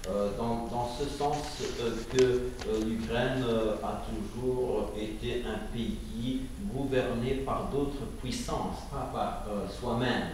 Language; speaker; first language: French; non-native, fluent; Ukrainian